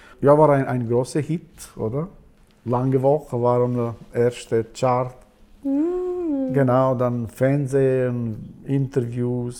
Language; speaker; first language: German; non-native, learner; Albanian